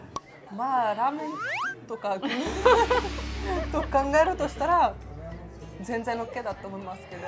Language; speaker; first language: Japanese; non-native, fluent; Italian